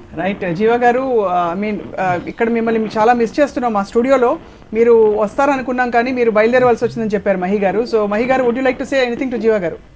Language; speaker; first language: Telugu; native; Telugu